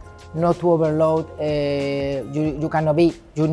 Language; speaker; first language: English; non-native, fluent; Spanish